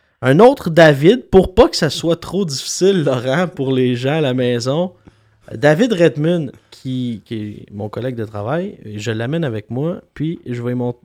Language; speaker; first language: French; native; French